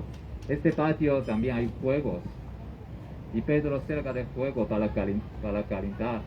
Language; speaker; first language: Spanish; non-native, learner; Chinese